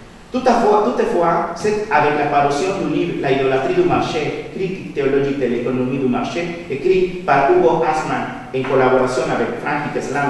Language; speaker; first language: French; non-native, fluent; Spanish